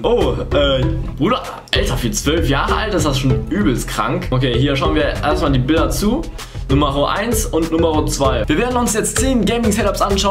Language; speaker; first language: German; native; German